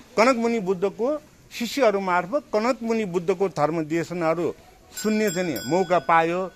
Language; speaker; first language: Nepali; non-native, local second language; Newari